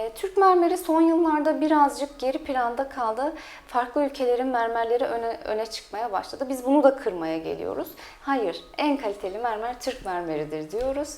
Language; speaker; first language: Turkish; native; Turkish